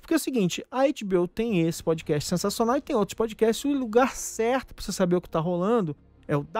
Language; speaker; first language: Portuguese; native; Portuguese